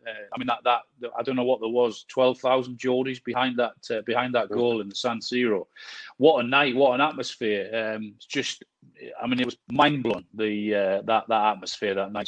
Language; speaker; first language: English; native; English